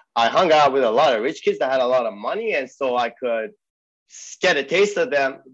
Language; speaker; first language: English; early bilingual, other home language; Persian